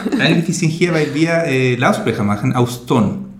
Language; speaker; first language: German; non-native, learner; Spanish